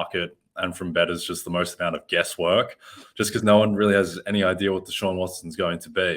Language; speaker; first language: English; native; English